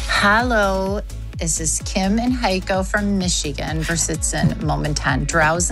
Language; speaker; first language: German; non-native, learner; English